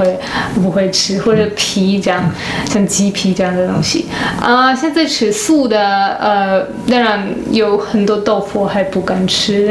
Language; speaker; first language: Chinese; non-native, fluent; Polish